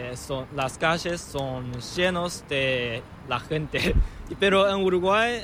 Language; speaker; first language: Spanish; non-native, learner; Chinese